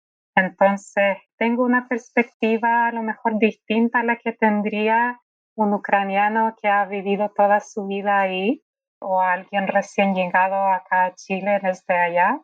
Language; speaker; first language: Spanish; non-native, fluent; Ukrainian